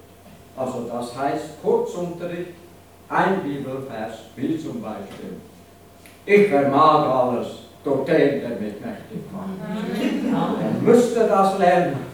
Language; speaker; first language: German; non-native, fluent; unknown